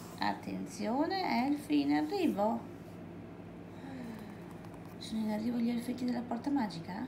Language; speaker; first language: Italian; native; Italian